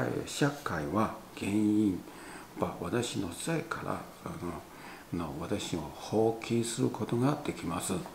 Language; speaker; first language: Japanese; non-native, learner; Chinese